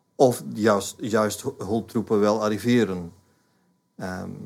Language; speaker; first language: Dutch; non-native, fluent; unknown